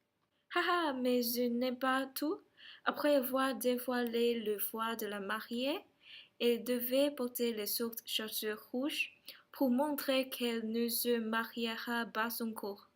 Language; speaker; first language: French; non-native, learner; Chinese